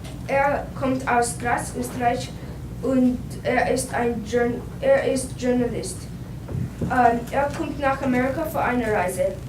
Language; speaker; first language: German; non-native, learner; English